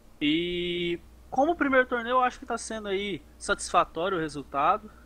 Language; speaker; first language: Portuguese; native; Portuguese